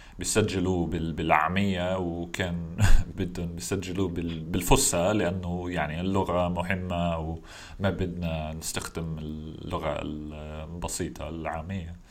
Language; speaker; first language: Arabic; non-native, fluent; English